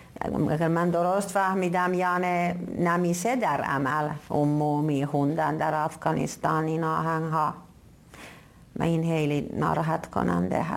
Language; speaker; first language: Persian; non-native, fluent; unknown